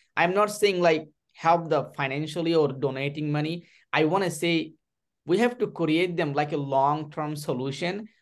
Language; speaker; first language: English; non-native, learner; Rohingya